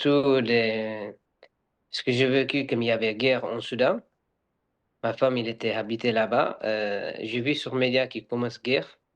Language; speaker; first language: French; non-native, learner; Arabic